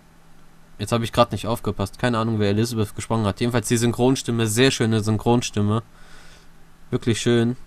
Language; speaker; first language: German; native; German